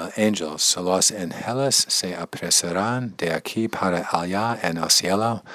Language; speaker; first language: Spanish; non-native, learner; English